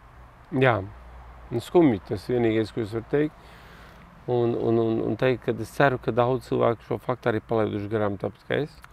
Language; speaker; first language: Latvian; native; Latvian